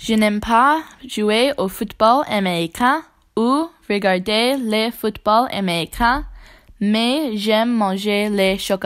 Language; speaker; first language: French; non-native, learner; English